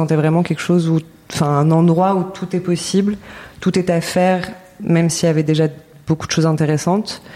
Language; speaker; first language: French; native; French